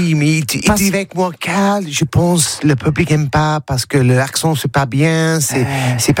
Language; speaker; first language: French; non-native, learner; English